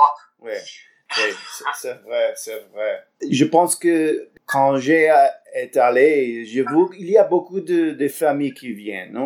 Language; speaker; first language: French; non-native, learner; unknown